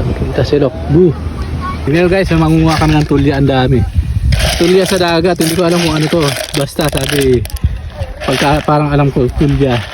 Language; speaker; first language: Filipino; non-native, local second language; Waray